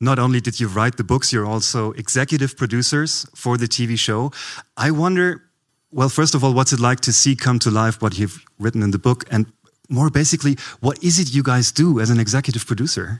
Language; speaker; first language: English; non-native, fluent; German